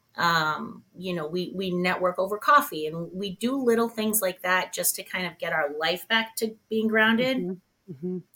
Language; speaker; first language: English; native; English